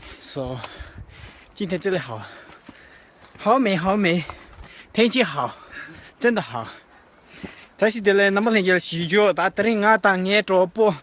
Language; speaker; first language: Chinese; non-native, learner; Tibetan